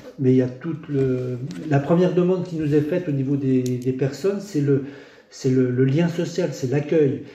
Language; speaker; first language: French; native; French